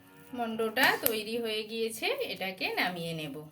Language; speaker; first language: Bangla; native; Bangla